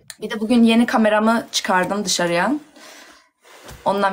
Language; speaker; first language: Turkish; early bilingual, heritage; Turkish